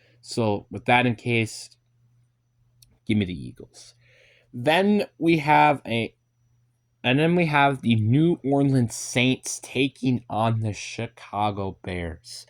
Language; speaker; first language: English; native; English